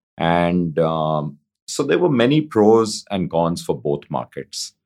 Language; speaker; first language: English; non-native, local second language; Hindi